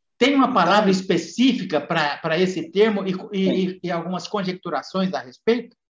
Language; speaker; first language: Portuguese; native; Portuguese